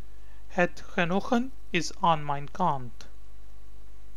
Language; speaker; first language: Dutch; non-native, learner; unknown